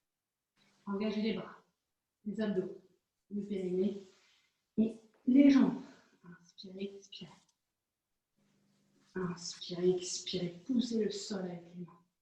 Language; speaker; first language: French; native; French